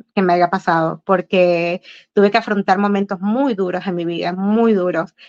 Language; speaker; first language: Spanish; native; Spanish